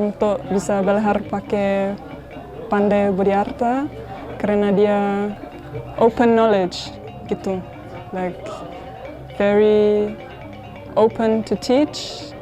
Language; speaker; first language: Indonesian; non-native, learner; English